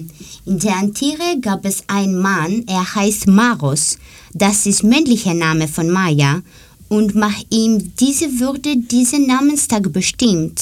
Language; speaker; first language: German; non-native, learner; Greek